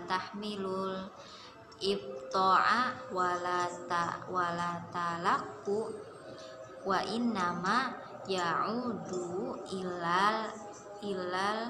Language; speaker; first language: Arabic; non-native, learner; Indonesian